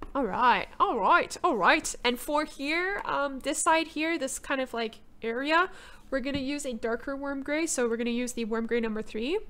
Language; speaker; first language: English; native; English